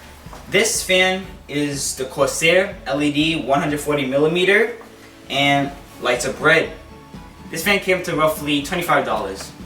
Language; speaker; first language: English; native; English